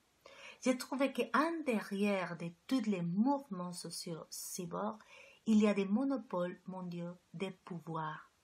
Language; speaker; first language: French; non-native, fluent; Spanish